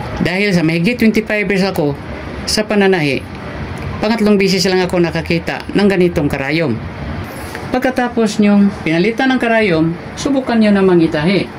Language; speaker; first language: Filipino; non-native, local second language; Cebuano